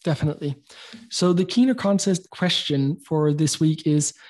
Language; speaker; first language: English; non-native, fluent; Danish